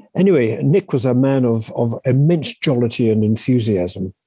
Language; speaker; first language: English; native; English